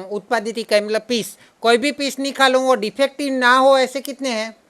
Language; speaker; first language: Hindi; non-native, local second language; Gujarati